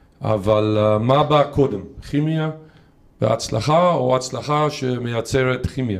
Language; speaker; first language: Hebrew; non-native, fluent; English